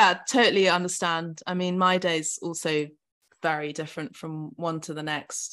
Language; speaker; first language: English; native; English